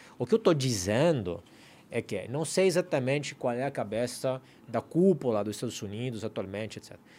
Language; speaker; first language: Portuguese; non-native, fluent; Italian